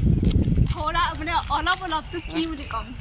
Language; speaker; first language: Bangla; non-native, learner; Assamese